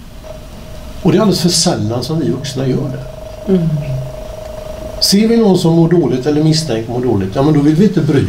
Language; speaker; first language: Swedish; native; Swedish